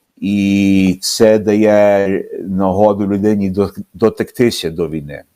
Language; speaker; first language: Ukrainian; early bilingual, heritage; Ukrainian